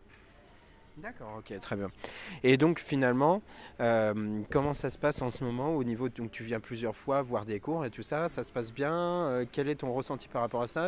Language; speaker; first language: French; native; French